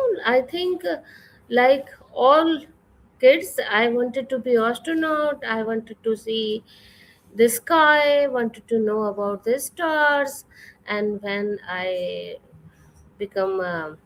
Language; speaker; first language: English; non-native, fluent; Urdu